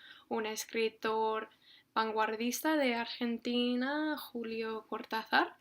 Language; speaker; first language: Spanish; non-native, fluent; English